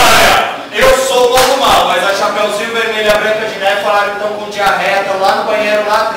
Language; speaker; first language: Portuguese; native; Portuguese